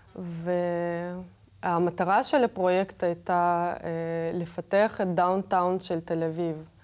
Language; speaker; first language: Hebrew; non-native, fluent; Russian